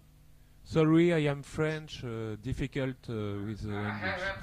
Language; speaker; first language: English; non-native, learner; French